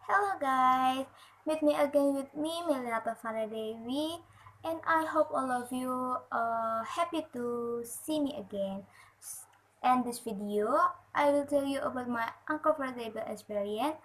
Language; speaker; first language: English; non-native, learner; Indonesian